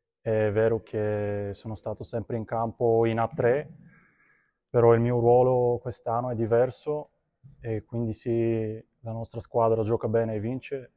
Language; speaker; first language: Italian; non-native, fluent; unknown